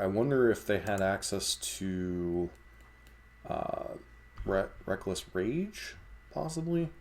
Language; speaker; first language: English; native; English